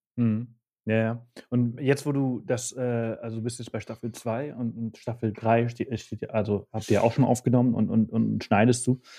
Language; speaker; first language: German; early bilingual, heritage; German